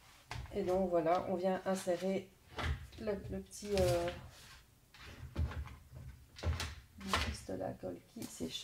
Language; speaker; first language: French; native; French